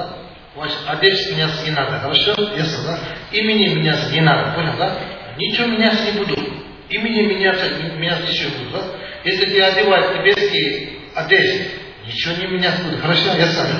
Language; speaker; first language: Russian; non-native, learner; Tibetan